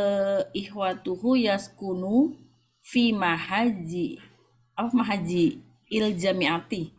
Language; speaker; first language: Arabic; non-native, learner; Indonesian